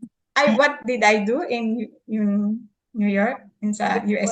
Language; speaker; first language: English; non-native, local second language; Filipino